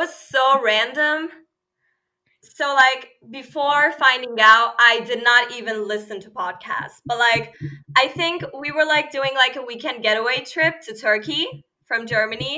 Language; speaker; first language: English; non-native, fluent; Turkish